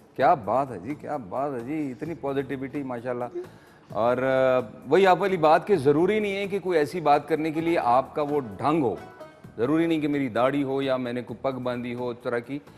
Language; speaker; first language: Urdu; non-native, local second language; Pashto